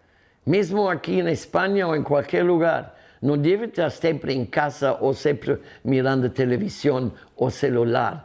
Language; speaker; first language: Spanish; non-native, fluent; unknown